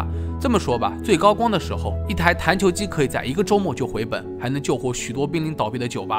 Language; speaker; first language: Chinese; native; Chinese